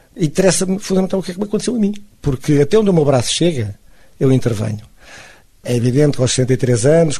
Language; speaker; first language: Portuguese; native; Portuguese